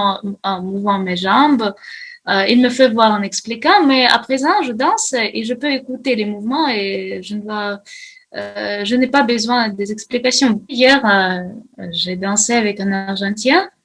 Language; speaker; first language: French; non-native, fluent; Russian